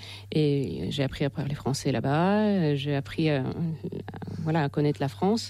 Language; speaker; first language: French; non-native, fluent; Russian